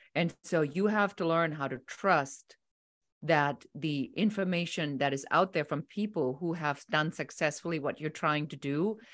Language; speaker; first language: English; non-native, fluent; German